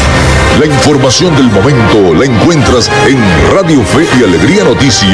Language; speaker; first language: Spanish; native; Spanish